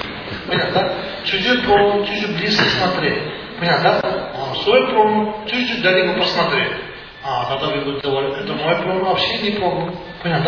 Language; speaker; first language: Russian; non-native, learner; Tibetan